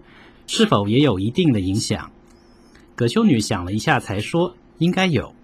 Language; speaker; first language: Chinese; native; Chinese